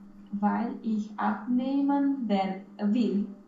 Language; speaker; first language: German; non-native, learner; Romanian